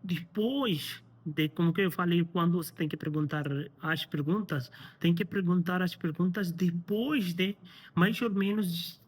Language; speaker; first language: Portuguese; non-native, learner; Hindi